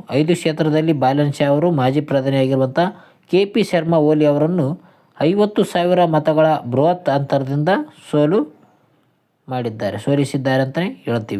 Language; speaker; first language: Kannada; native; Kannada